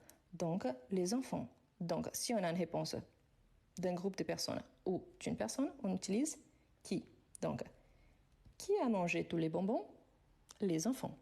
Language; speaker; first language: French; non-native, fluent; Arabic